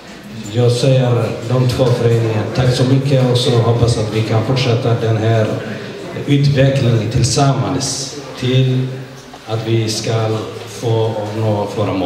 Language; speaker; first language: Swedish; non-native, fluent; Somali